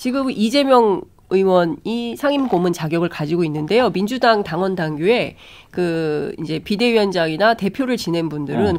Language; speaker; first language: Korean; native; Korean